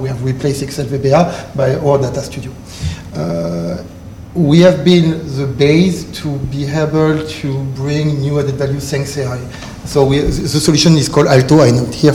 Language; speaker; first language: English; non-native, learner; French